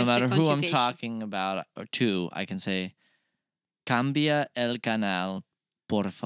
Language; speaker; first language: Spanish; non-native, learner; English